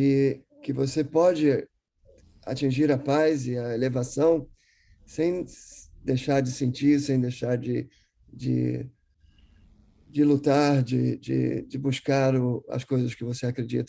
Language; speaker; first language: Portuguese; non-native, fluent; English